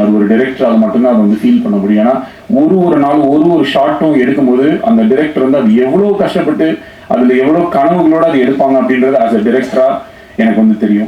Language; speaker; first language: Tamil; native; Tamil